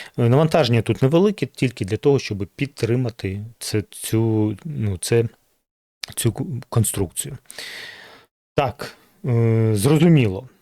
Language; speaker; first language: Ukrainian; non-native, local second language; Russian